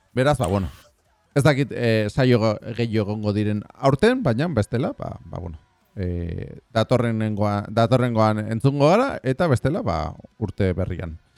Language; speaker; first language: Basque; native; Basque